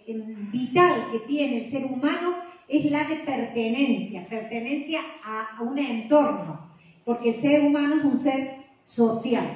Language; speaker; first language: Spanish; native; Spanish